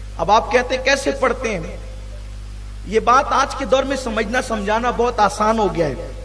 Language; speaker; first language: Urdu; native; Urdu